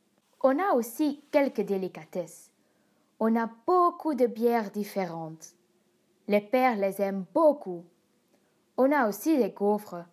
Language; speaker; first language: French; non-native, learner; Dutch